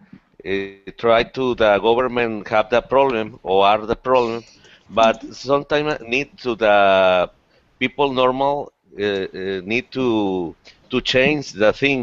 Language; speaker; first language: English; non-native, learner; Spanish